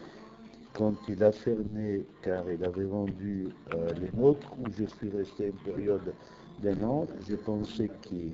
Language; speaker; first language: French; non-native, fluent; Italian